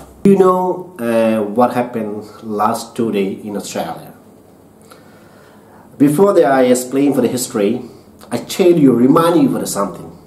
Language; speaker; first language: English; non-native, learner; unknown